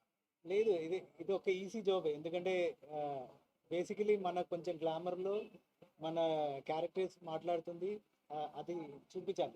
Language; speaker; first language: Telugu; non-native, fluent; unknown